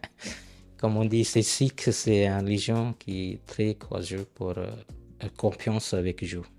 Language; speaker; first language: French; non-native, learner; Punjabi